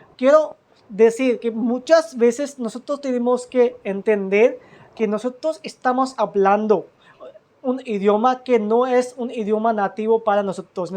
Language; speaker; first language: Spanish; non-native, fluent; Hindi